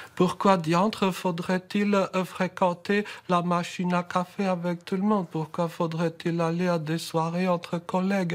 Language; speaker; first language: French; native; French